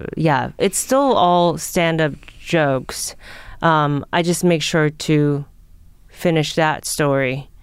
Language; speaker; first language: English; early bilingual, other home language; Japanese